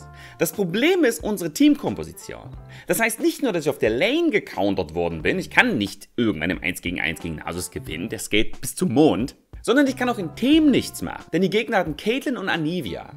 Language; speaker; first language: German; native; German